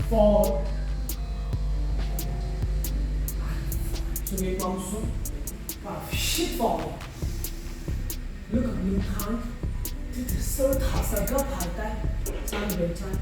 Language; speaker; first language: Vietnamese; non-native, learner; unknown